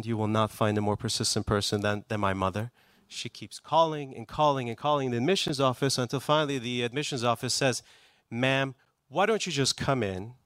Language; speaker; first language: English; non-native, fluent; Persian